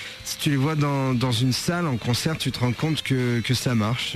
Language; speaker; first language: French; native; French